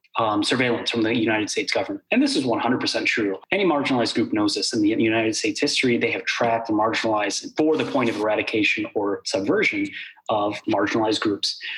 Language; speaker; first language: English; early bilingual, other home language; Arabic